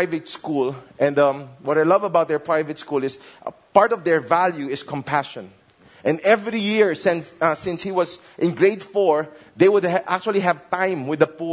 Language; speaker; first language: English; non-native, local second language; Filipino